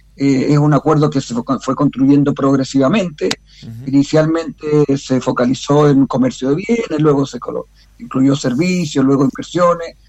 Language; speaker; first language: Spanish; native; Spanish